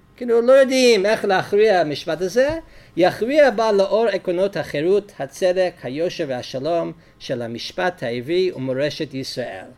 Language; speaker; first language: Hebrew; non-native, fluent; English